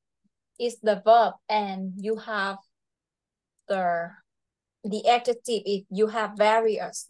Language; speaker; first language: English; non-native, fluent; Vietnamese